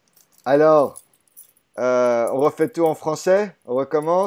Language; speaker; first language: French; native; French